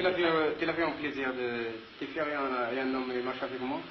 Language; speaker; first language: French; non-native, learner; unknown